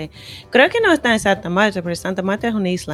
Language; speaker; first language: Spanish; non-native, fluent; English